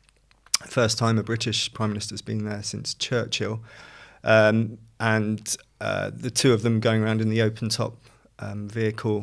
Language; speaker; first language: English; native; English